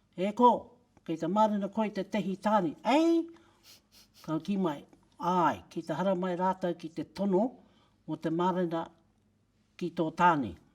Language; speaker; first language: Māori; native; Māori